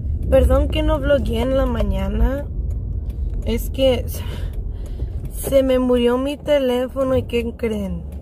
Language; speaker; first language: Spanish; early bilingual, heritage; Spanish